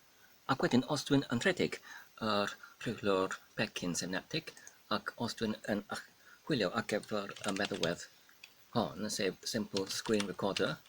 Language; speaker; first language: Welsh; non-native, learner; Polish